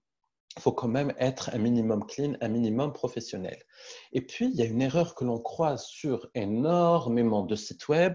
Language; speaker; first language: French; native; French